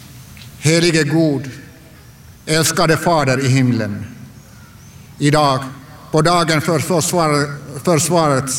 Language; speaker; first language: Swedish; non-native, local second language; Finnish